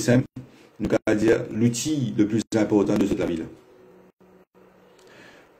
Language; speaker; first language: French; non-native, local second language; Morisyen